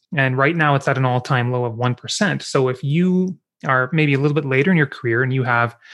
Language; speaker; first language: English; native; English